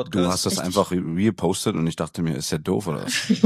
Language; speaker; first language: German; native; German